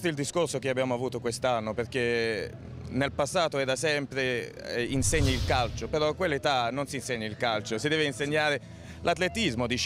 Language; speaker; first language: Italian; early bilingual, heritage; Italian